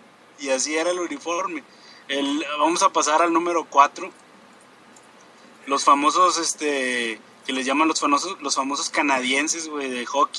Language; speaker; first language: Spanish; native; Spanish